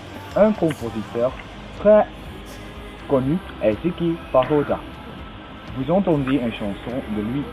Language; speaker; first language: French; non-native, learner; Dutch